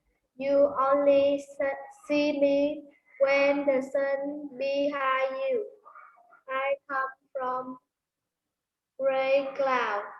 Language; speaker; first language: English; non-native, learner; Vietnamese